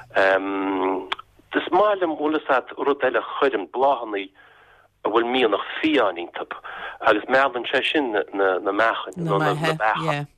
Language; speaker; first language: Irish; non-native, local second language; English